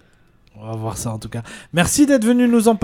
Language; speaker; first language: French; native; French